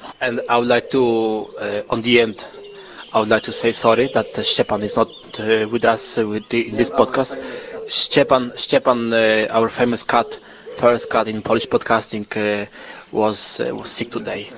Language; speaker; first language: English; non-native, learner; Polish